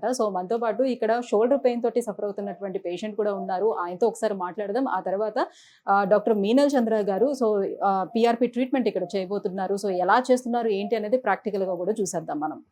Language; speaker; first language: Telugu; native; Telugu